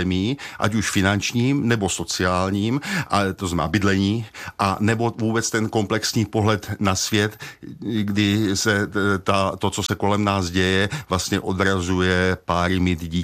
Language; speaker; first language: Czech; native; Czech